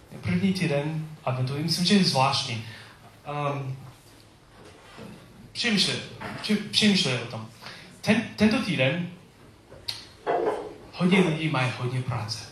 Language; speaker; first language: Czech; non-native, learner; English